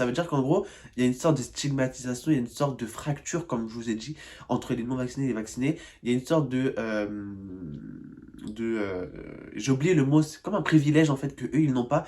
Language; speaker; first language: French; native; French